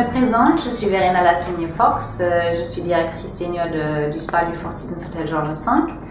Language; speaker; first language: French; non-native, fluent; German